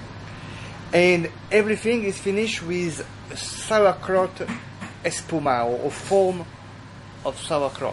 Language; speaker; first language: English; non-native, fluent; French